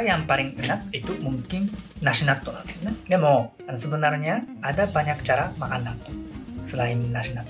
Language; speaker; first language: Indonesian; non-native, learner; Japanese